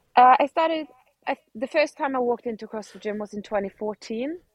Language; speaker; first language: English; non-native, fluent; Norwegian